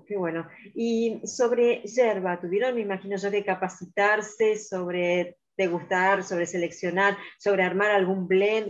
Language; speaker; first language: Spanish; native; Spanish